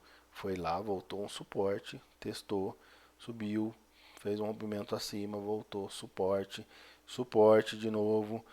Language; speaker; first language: Portuguese; native; Portuguese